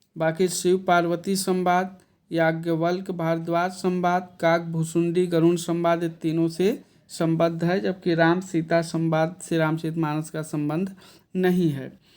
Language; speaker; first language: Hindi; native; Hindi